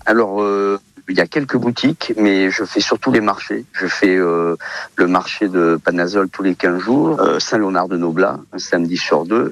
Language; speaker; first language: French; early bilingual, other home language; Portuguese